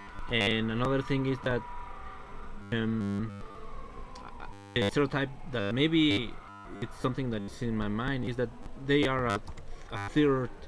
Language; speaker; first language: English; non-native, learner; Spanish